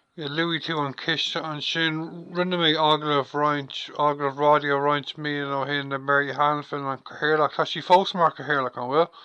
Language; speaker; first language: Irish; non-native, local second language; English